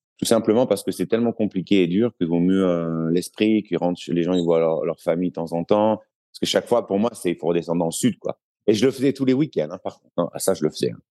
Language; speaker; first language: French; native; French